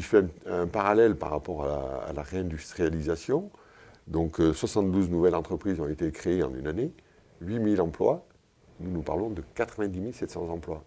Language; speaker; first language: French; native; French